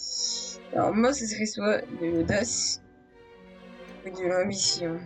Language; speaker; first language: French; native; French